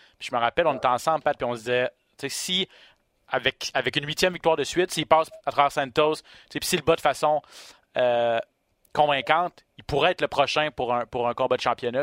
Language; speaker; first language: French; native; French